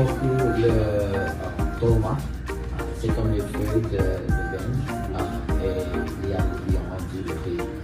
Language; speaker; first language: French; non-native, learner; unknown